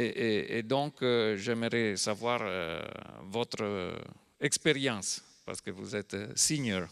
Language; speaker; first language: French; non-native, fluent; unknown